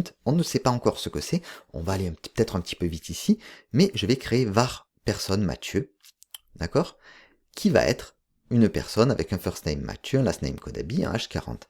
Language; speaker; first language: French; native; French